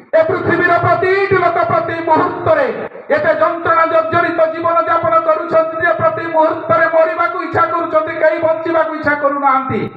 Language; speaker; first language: Odia; native; Odia